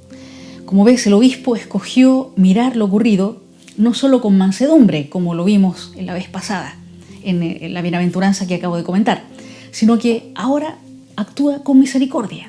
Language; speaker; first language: Spanish; native; Spanish